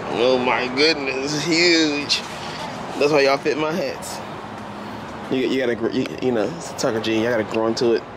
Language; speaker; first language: English; native; English